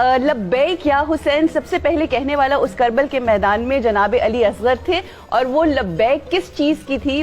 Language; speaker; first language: Urdu; native; Urdu